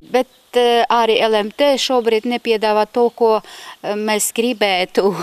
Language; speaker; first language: Latvian; native; Latvian